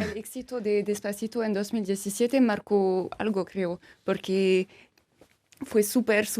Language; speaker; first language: Spanish; non-native, fluent; French